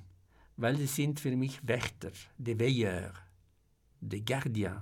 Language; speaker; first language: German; non-native, fluent; Arabic